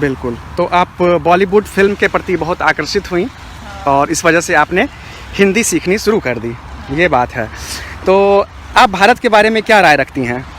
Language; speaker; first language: Hindi; native; Hindi